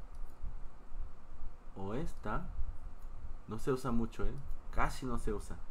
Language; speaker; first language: Spanish; non-native, fluent; Korean